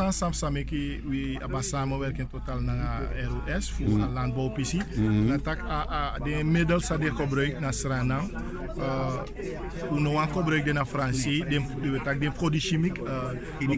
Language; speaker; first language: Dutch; non-native, learner; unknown